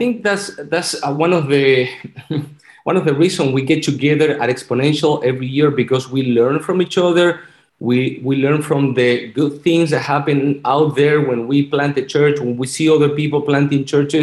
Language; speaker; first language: English; non-native, fluent; Spanish